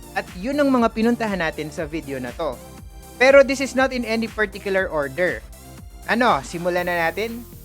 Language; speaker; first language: Filipino; native; Filipino